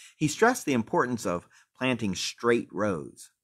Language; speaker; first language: English; native; English